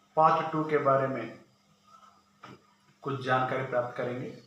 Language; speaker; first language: Hindi; non-native, local second language; Telugu